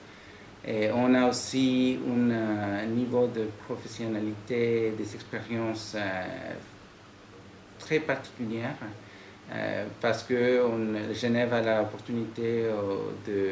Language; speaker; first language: French; non-native, fluent; Spanish